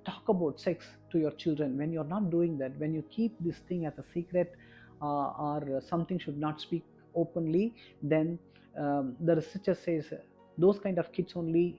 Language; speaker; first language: English; non-native, local second language; Kannada